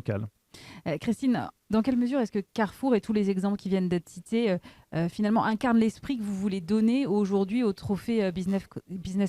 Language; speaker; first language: French; native; French